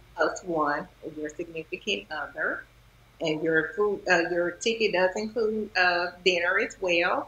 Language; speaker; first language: English; native; English